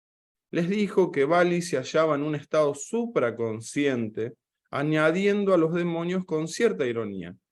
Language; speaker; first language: Spanish; native; Spanish